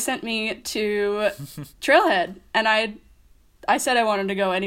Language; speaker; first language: English; native; English